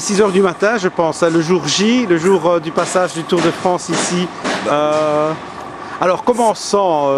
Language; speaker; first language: French; native; French